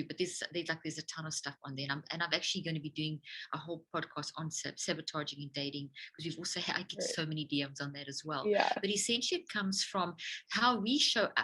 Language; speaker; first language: English; native; English